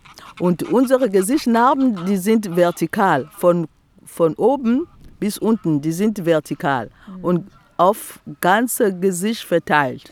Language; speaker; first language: German; non-native, fluent; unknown